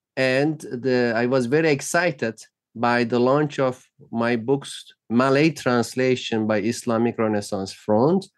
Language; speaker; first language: English; non-native, fluent; Turkish